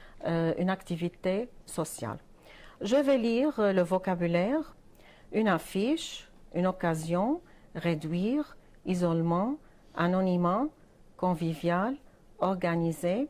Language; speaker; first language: French; non-native, fluent; Arabic